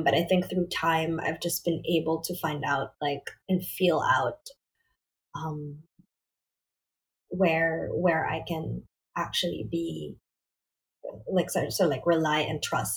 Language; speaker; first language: English; non-native, local second language; Filipino